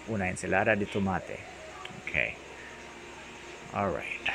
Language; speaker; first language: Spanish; non-native, learner; English